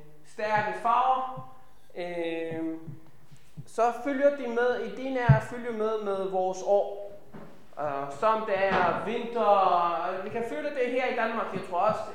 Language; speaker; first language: Danish; non-native, fluent; Hebrew